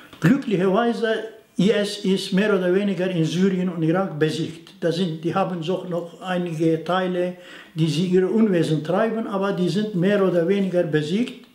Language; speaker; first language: German; non-native, fluent; Turoyo